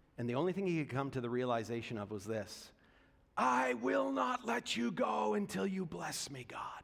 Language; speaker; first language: English; native; English